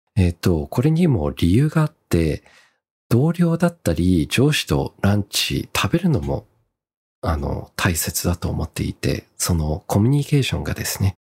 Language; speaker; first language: Japanese; early bilingual, heritage; Japanese